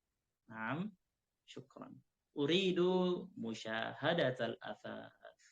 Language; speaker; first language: Arabic; non-native, fluent; Indonesian